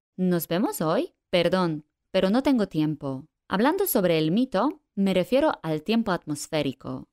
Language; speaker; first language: Spanish; non-native, fluent; Polish